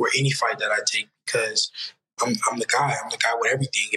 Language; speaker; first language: English; native; English